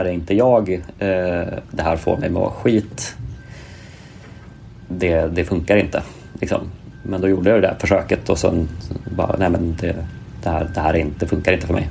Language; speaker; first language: Swedish; native; Swedish